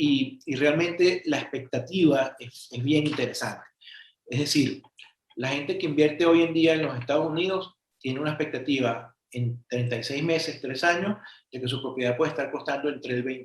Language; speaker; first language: Spanish; native; Spanish